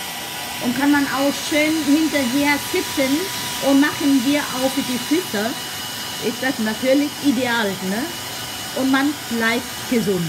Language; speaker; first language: German; non-native, learner; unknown